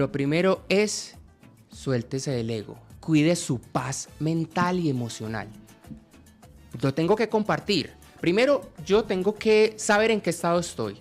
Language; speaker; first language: Spanish; native; Spanish